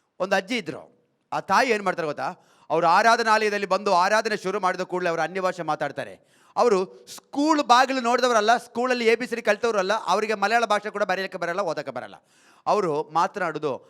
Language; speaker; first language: Kannada; non-native, local second language; Malayalam